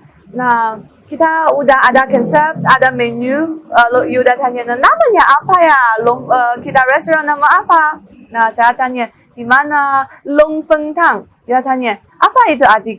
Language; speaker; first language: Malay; non-native, learner; Chinese